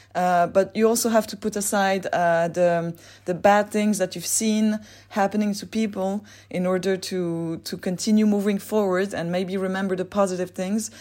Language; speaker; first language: English; non-native, fluent; French